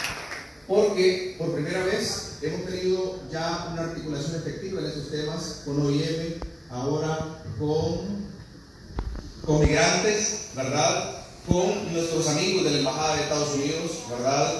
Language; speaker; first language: Spanish; native; Spanish